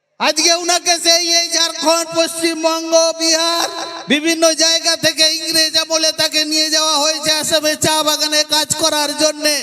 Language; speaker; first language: Bangla; non-native, local second language; Santali